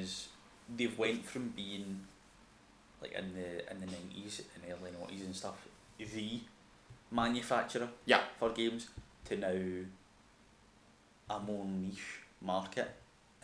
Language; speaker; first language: English; native; English